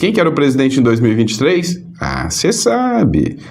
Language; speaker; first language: Portuguese; native; Portuguese